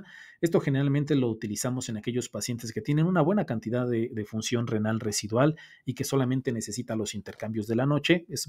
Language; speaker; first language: Spanish; native; Spanish